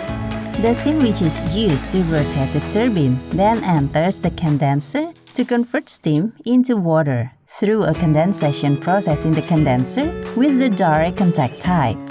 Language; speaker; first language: English; non-native, fluent; Indonesian